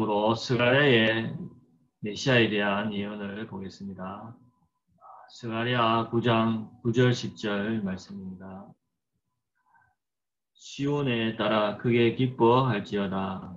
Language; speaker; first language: Korean; native; Korean